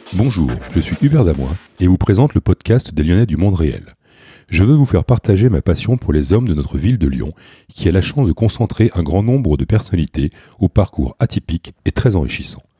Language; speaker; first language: French; native; French